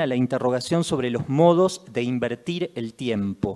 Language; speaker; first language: Spanish; native; Spanish